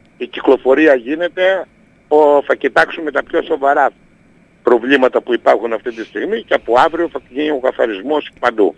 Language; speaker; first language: Greek; native; Greek